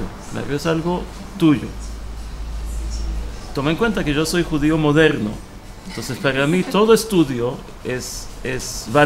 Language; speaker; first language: Spanish; early bilingual, heritage; Hebrew